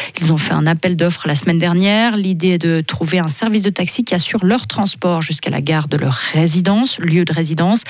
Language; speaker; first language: French; native; French